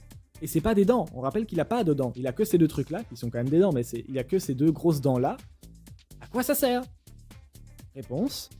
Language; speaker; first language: French; native; French